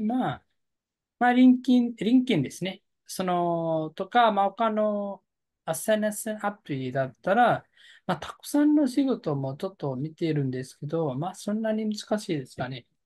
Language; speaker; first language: Japanese; non-native, fluent; Nepali